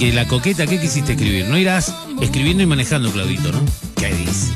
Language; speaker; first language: Spanish; native; Spanish